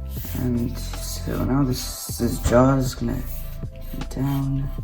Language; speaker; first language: English; native; English